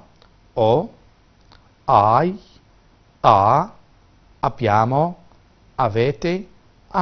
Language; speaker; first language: Italian; non-native, fluent; Arabic